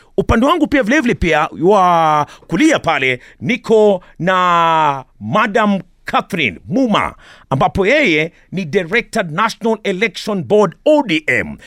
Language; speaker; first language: Swahili; native; Swahili